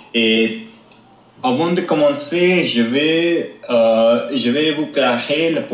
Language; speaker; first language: French; non-native, learner; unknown